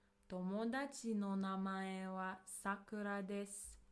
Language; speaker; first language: Japanese; non-native, fluent; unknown